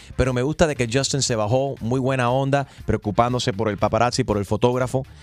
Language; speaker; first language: Spanish; early bilingual, heritage; Spanish